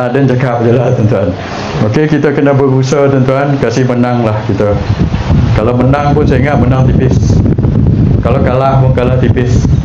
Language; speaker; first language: Malay; native; Malay